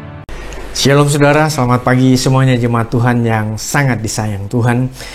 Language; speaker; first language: Indonesian; native; Indonesian